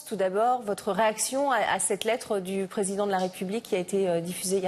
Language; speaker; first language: French; native; French